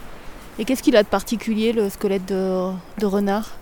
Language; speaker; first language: French; native; French